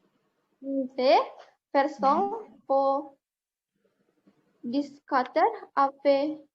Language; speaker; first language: French; non-native, learner; Indonesian